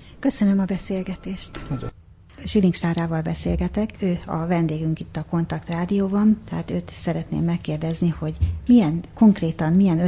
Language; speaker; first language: Hungarian; native; Hungarian